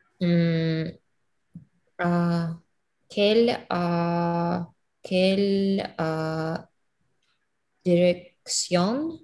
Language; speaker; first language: French; non-native, learner; English